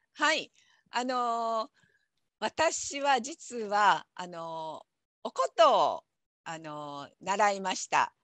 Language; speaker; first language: Japanese; native; Japanese